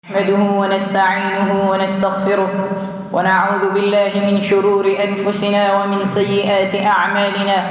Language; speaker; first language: Arabic; non-native, fluent; Urdu